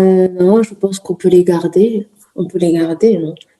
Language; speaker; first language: French; non-native, local second language; Arabic